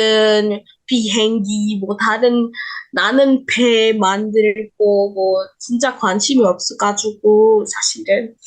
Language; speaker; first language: Korean; non-native, learner; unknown